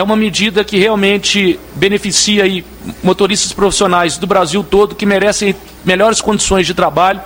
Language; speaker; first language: Portuguese; native; Portuguese